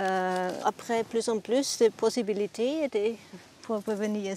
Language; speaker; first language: French; non-native, learner; German